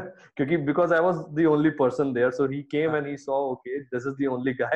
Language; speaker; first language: English; non-native, local second language; Hindi